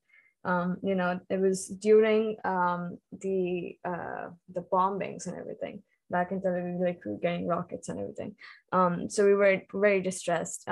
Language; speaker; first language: English; non-native, local second language; Hindi